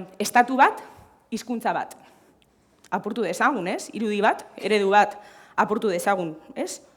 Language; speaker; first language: Basque; non-native, local second language; Spanish